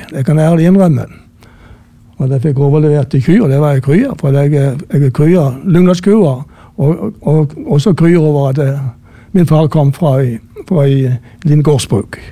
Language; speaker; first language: Norwegian; native; Norwegian